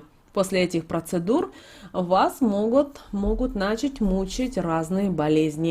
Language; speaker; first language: Russian; native; Russian